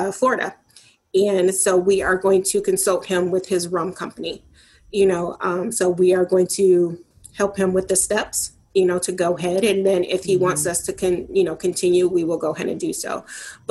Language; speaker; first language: English; native; English